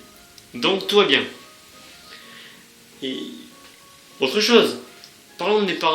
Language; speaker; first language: French; native; French